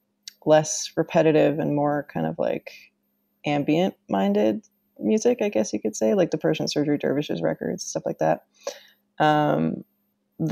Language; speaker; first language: English; native; English